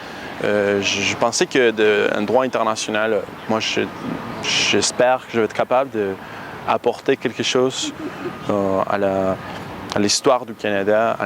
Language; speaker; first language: French; non-native, fluent; Spanish